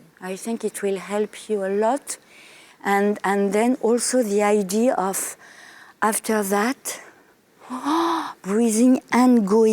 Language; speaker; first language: English; non-native, fluent; French